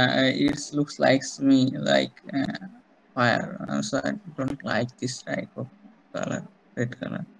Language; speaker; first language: English; non-native, learner; Bangla